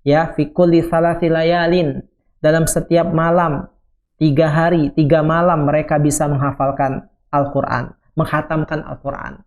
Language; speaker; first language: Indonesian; native; Indonesian